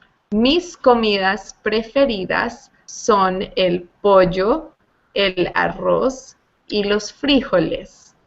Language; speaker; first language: Spanish; non-native, fluent; English